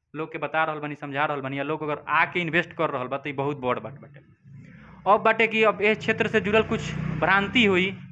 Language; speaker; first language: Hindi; native; Hindi